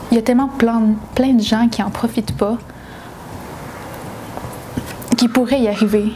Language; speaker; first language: French; non-native, local second language; Innu-aimun